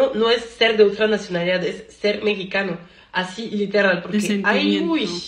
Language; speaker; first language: Spanish; non-native, fluent; French